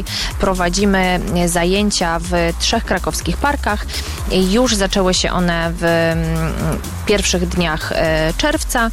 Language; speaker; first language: Polish; native; Polish